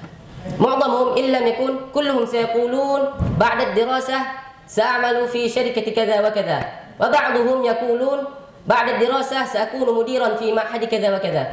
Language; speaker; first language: Arabic; non-native, learner; Indonesian